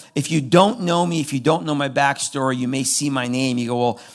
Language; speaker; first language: English; non-native, fluent; Persian